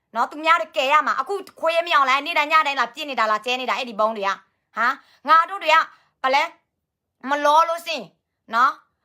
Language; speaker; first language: Burmese; non-native, local second language; S'gaw Karen